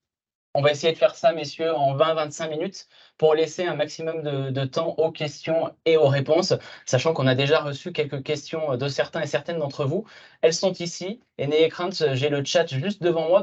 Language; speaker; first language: French; native; French